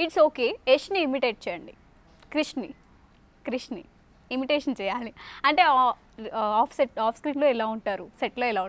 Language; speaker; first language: Telugu; native; Telugu